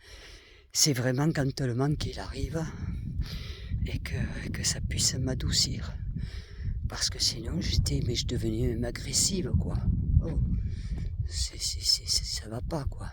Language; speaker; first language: French; native; French